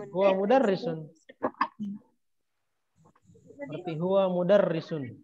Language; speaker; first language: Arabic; non-native, fluent; Indonesian